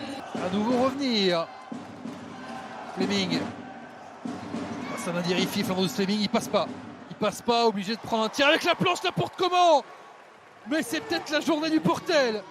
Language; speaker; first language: French; native; French